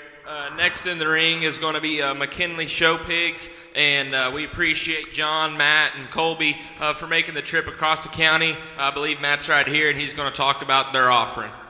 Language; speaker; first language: English; native; English